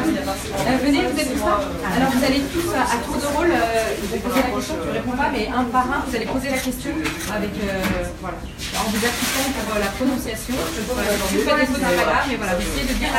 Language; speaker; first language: French; native; French